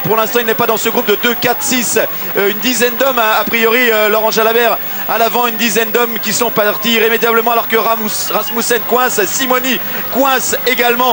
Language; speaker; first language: French; native; French